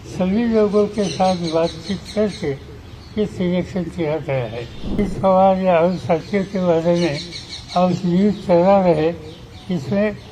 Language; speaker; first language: Hindi; non-native, local second language; Marathi